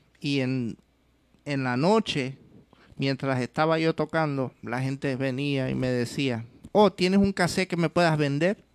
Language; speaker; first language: Spanish; early bilingual, heritage; Spanish